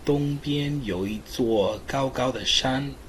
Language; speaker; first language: Chinese; non-native, learner; English